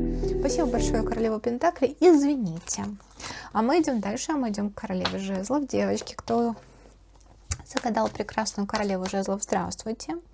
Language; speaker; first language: Russian; native; Russian